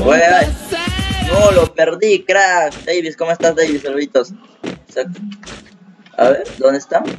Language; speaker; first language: Spanish; native; Spanish